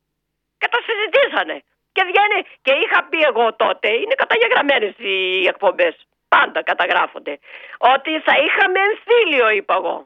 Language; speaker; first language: Greek; native; Greek